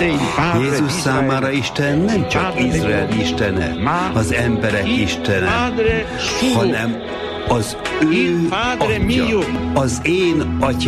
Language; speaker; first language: Hungarian; native; Hungarian